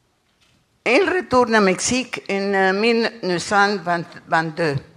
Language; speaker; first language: French; non-native, learner; Spanish